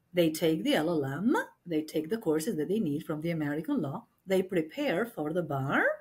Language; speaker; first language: English; non-native, fluent; Albanian